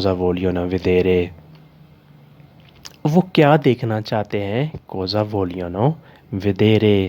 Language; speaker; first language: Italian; non-native, learner; Urdu